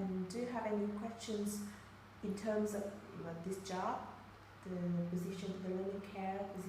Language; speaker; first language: English; non-native, learner; Vietnamese